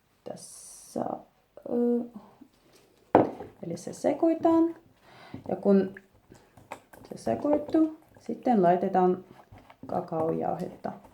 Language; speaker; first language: Finnish; non-native, learner; Russian